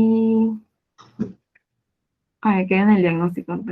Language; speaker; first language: Spanish; native; Spanish